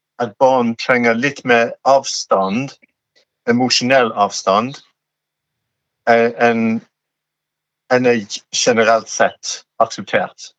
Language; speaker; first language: Norwegian; non-native, fluent; English